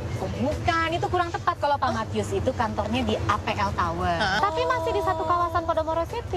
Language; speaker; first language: Indonesian; native; Indonesian